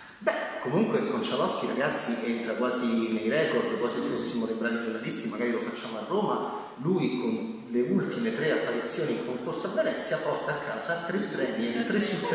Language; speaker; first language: Italian; native; Italian